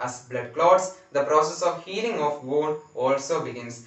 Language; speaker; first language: English; non-native, local second language; Malayalam